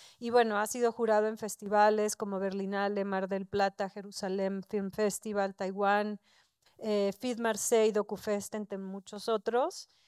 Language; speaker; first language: Spanish; native; Spanish